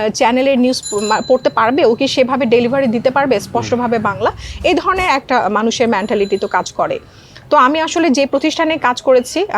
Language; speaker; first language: Bangla; non-native, local second language; Marma